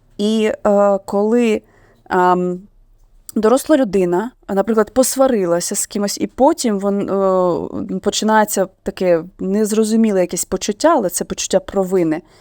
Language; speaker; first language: Ukrainian; non-native, local second language; Russian